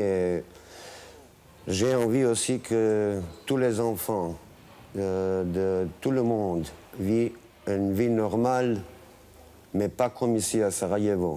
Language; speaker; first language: French; non-native, fluent; Bosnian